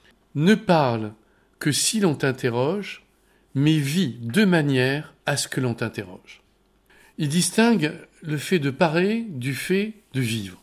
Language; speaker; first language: French; native; French